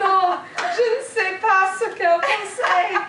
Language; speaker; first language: French; non-native, learner; English